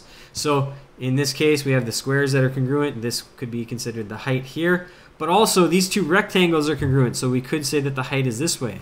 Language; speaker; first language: English; native; English